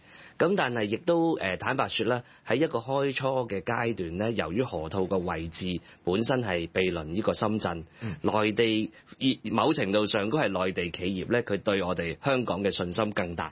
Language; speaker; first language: Cantonese; native; Cantonese